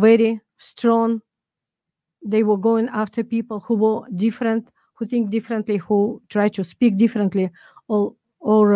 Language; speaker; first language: English; non-native, fluent; Russian